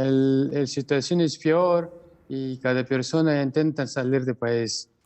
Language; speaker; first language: Spanish; non-native, learner; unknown